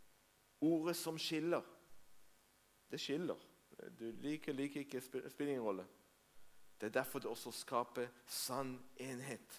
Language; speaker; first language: Norwegian; non-native, fluent; Hebrew